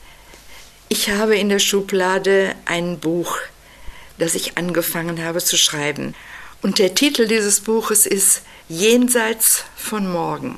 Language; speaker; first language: German; native; German